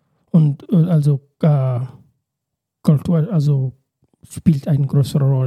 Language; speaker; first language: German; non-native, learner; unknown